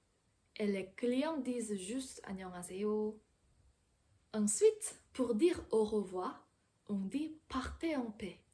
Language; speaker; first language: French; non-native, fluent; Korean